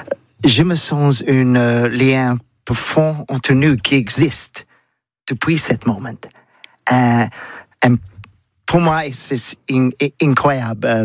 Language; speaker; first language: French; non-native, learner; English